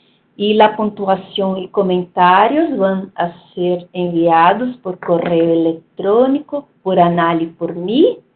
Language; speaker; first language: Spanish; non-native, fluent; Portuguese